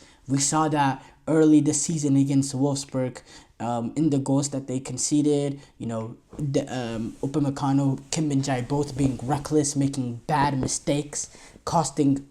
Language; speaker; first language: English; native; English